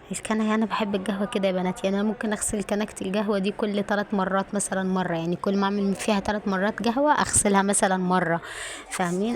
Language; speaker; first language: Arabic; native; Arabic